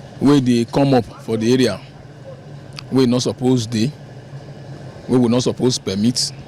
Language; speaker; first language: Nigerian Pidgin; non-native, local second language; Bini